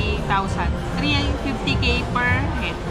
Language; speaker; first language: English; non-native, local second language; Filipino